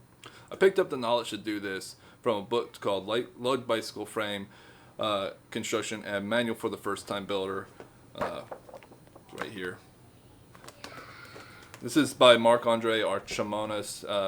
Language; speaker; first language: English; native; English